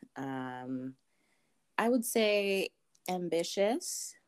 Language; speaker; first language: English; early bilingual, other home language; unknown